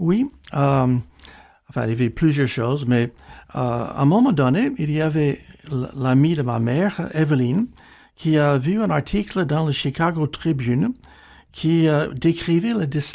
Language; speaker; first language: French; non-native, fluent; English